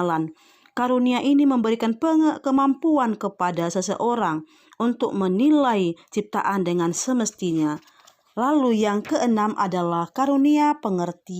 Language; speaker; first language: Indonesian; native; Indonesian